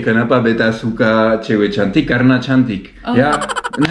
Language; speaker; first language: Indonesian; non-native, learner; French